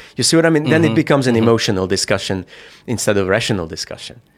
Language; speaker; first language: English; non-native, fluent; Hungarian